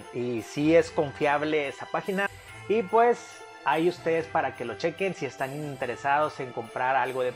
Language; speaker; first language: Spanish; native; Spanish